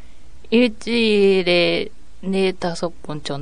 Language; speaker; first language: Korean; non-native, learner; Japanese